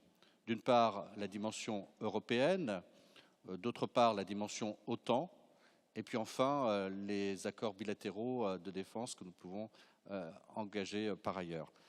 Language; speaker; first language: French; native; French